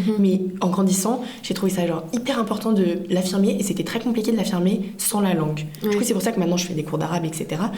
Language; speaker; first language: French; early bilingual, other home language; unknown